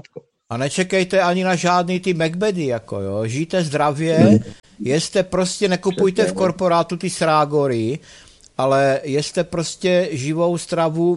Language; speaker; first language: Czech; native; Czech